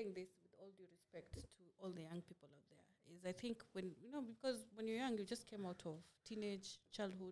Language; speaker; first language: English; non-native, local second language; Swahili